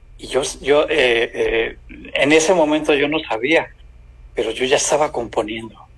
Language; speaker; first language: Spanish; native; Spanish